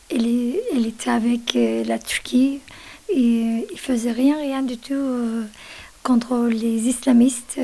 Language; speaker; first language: French; non-native, fluent; Kurdish